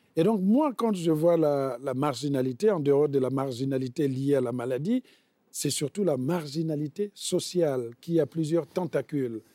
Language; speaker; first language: French; non-native, local second language; Bembe